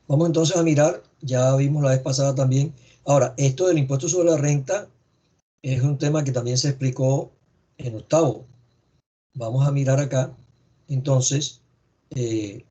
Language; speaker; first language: Spanish; native; Spanish